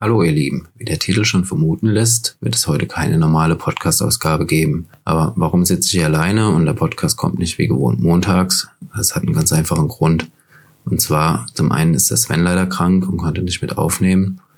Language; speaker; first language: German; native; German